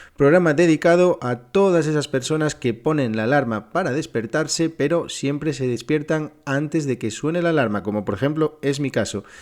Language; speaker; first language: Spanish; native; Spanish